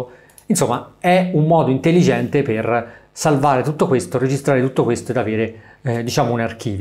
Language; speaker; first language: Italian; native; Italian